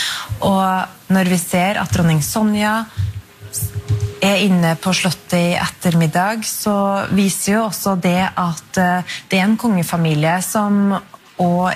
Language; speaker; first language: Norwegian; native; Norwegian